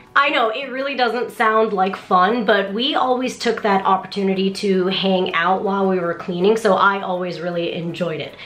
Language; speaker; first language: English; native; English